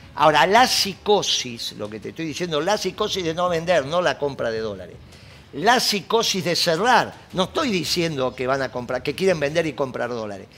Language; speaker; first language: Spanish; native; Spanish